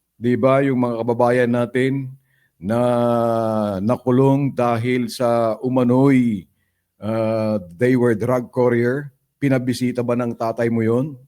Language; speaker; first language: Filipino; native; Filipino